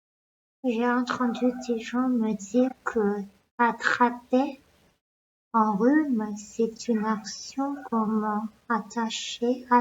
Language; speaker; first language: French; non-native, learner; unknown